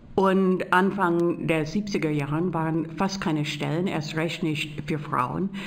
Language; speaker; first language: German; native; German